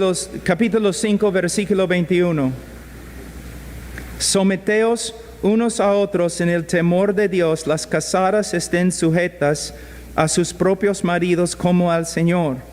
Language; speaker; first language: Spanish; non-native, fluent; English